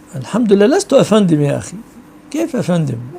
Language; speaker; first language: Arabic; native; Arabic